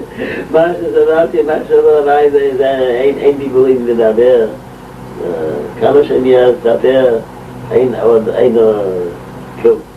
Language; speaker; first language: Hebrew; non-native, local second language; Yiddish